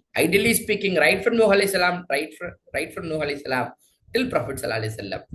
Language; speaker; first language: English; non-native, local second language; Tamil